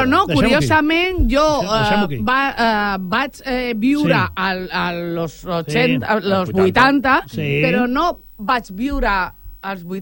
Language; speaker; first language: Catalan; non-native, local second language; Spanish